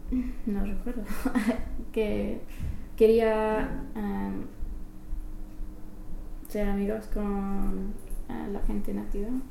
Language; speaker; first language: Spanish; non-native, learner; English